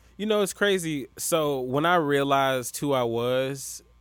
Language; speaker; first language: English; native; English